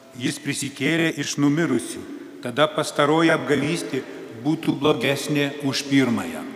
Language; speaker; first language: Lithuanian; native; Lithuanian